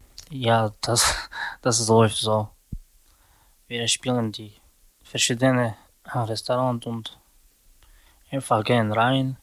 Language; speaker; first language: German; non-native, learner; Romany